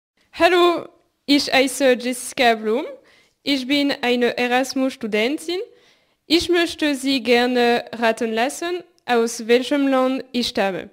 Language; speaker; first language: German; non-native, learner; French